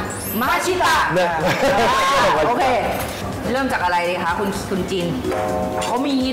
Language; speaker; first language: Thai; native; Thai